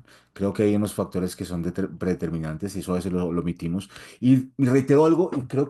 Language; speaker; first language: Spanish; native; Spanish